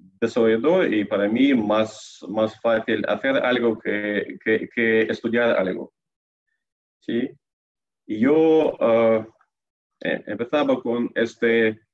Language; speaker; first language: Spanish; non-native, learner; Russian